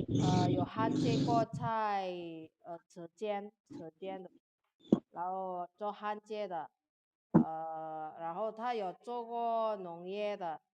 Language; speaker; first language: Chinese; non-native, fluent; Indonesian